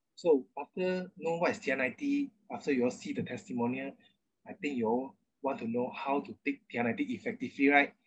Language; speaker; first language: English; non-native, local second language; Chinese